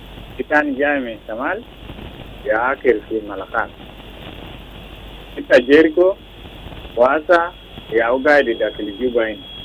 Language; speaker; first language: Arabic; non-native, local second language; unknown